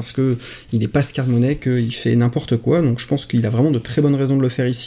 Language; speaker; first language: French; native; French